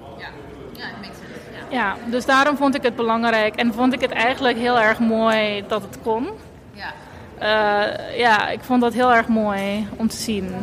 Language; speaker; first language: Dutch; non-native, local second language; Papiamento